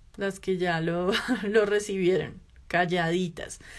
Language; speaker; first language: Spanish; native; Spanish